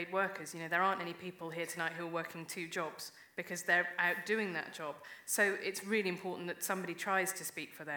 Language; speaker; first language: English; native; English